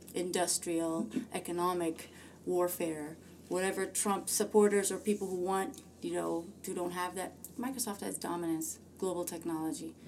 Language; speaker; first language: English; early bilingual, other home language; Amharic